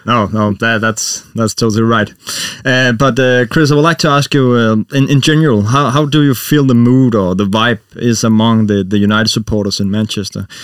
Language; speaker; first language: English; non-native, fluent; Danish